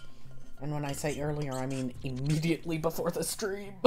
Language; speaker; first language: English; native; English